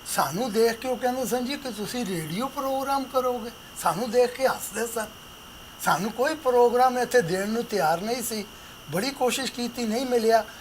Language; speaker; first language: Punjabi; native; Punjabi